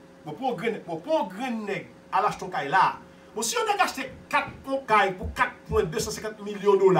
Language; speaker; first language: French; non-native, local second language; Haitian Creole